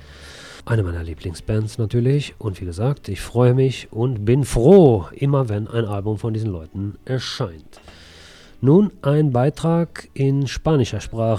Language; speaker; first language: German; native; German